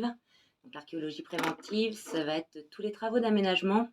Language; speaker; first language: French; native; French